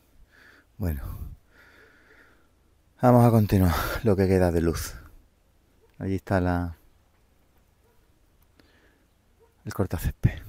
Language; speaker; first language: Spanish; native; Spanish